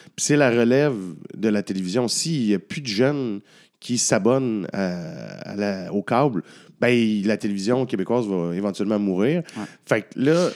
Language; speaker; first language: French; native; French